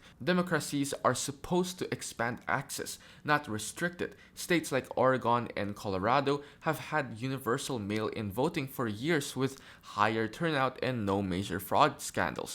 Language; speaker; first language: English; native; English